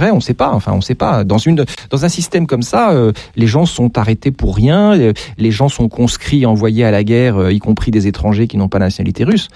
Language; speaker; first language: French; native; French